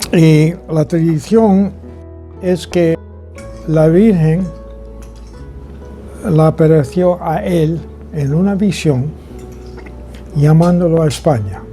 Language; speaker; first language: Spanish; non-native, fluent; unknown